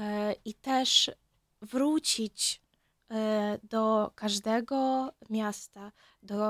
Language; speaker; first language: Polish; non-native, fluent; Ukrainian